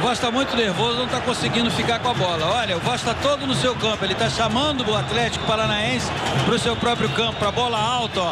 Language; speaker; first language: Portuguese; native; Portuguese